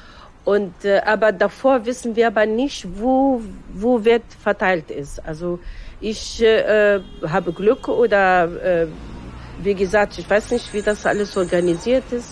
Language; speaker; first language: German; non-native, fluent; Arabic